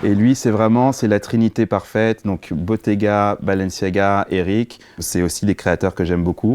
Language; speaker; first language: French; native; French